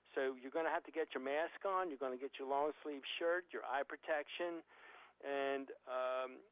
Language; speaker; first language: English; native; English